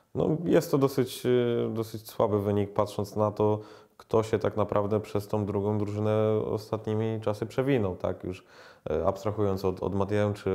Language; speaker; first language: Polish; native; Polish